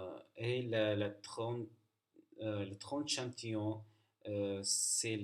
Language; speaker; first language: French; non-native, learner; Arabic